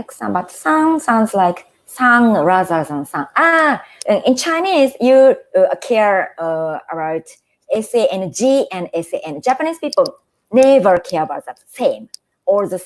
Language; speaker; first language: English; non-native, fluent; Japanese